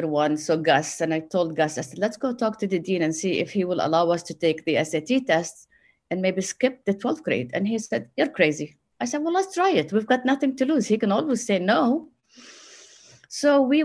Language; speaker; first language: English; non-native, fluent; Arabic